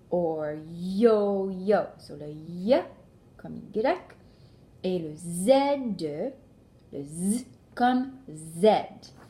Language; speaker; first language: French; non-native, local second language; English